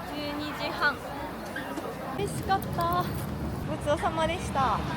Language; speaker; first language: Japanese; native; Japanese